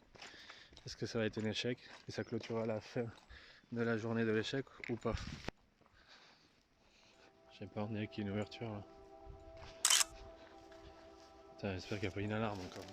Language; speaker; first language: French; native; French